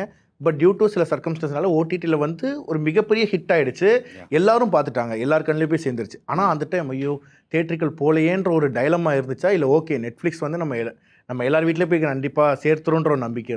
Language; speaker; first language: Tamil; native; Tamil